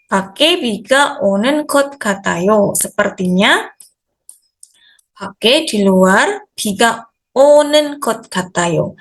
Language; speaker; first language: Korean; non-native, fluent; Indonesian